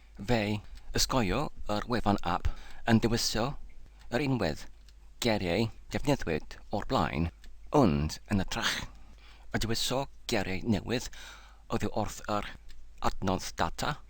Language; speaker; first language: Welsh; non-native, learner; English